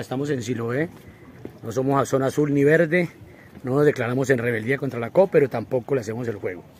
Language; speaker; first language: Spanish; native; Spanish